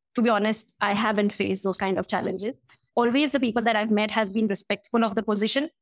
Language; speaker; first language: English; non-native, local second language; Hindi